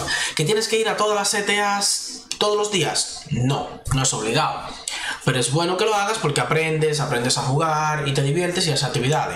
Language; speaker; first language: Spanish; native; Spanish